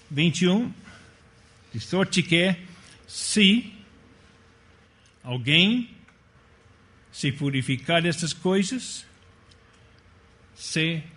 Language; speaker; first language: Portuguese; non-native, fluent; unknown